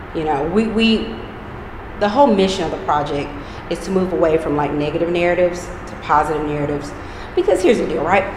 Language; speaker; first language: English; native; English